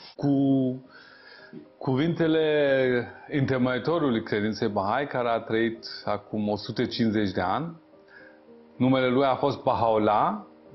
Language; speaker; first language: Romanian; non-native, fluent; Persian